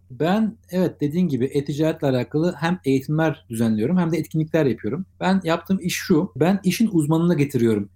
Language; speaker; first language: Turkish; native; Turkish